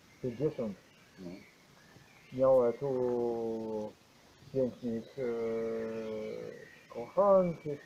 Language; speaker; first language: Polish; non-native, learner; Croatian